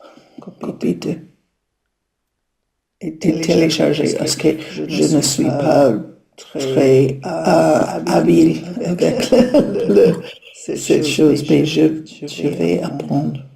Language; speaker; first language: French; non-native, learner; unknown